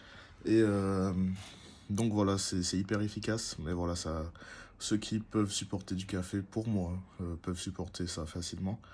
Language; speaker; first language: French; native; French